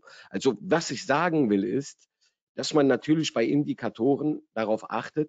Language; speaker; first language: German; native; German